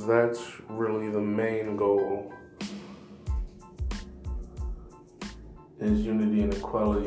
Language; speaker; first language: English; native; English